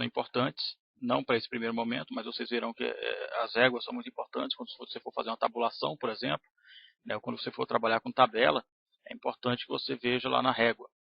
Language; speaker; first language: Portuguese; native; Portuguese